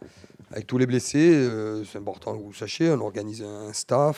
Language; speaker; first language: French; native; French